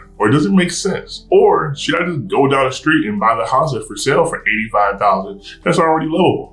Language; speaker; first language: English; native; English